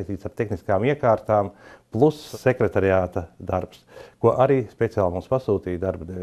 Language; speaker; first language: Latvian; native; Latvian